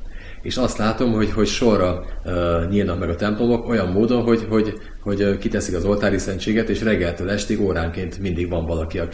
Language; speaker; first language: Hungarian; native; Hungarian